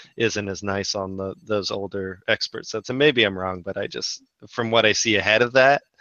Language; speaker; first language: English; native; English